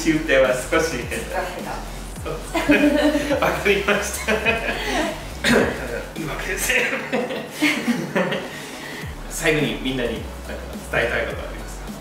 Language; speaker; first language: Japanese; non-native, fluent; English